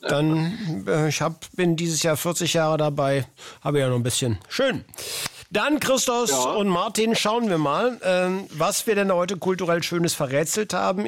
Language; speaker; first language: German; native; German